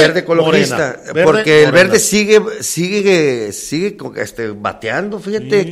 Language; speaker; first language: Spanish; native; Spanish